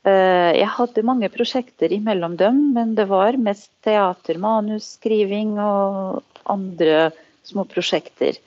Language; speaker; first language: Norwegian; non-native, fluent; Arabic